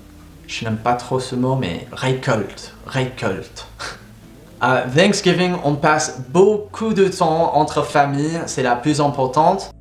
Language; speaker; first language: French; non-native, fluent; English